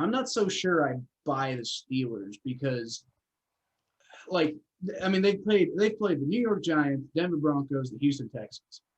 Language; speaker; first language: English; native; English